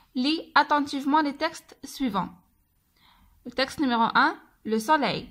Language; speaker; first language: French; non-native, local second language; Arabic